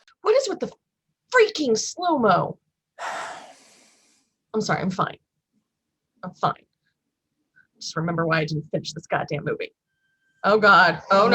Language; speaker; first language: English; native; English